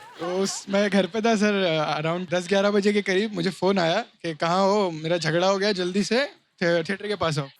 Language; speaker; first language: Hindi; native; Hindi